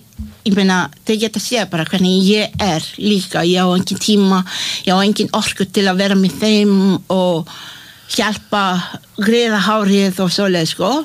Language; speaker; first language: Icelandic; non-native, learner; Malay